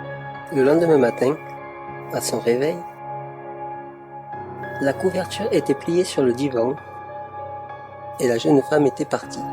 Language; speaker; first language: French; native; French